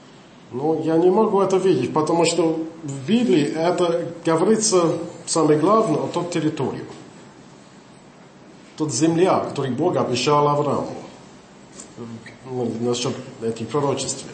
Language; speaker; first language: Russian; non-native, learner; English